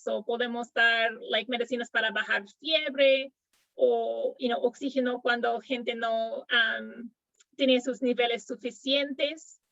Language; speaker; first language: Spanish; non-native, fluent; English